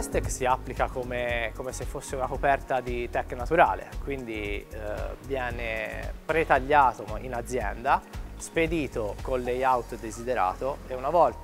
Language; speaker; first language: Italian; native; Italian